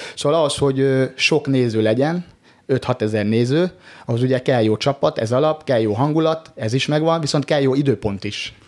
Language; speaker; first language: Hungarian; native; Hungarian